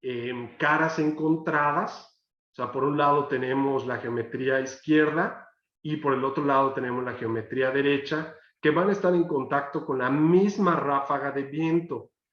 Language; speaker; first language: Spanish; native; Spanish